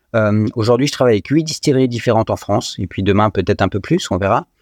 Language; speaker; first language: French; native; French